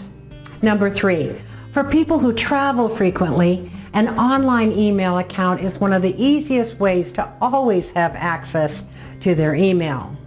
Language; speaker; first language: English; native; English